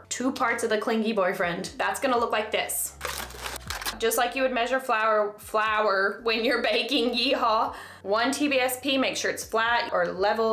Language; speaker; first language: English; native; English